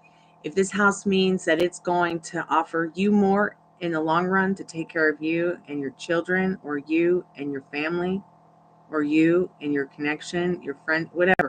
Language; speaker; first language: English; native; English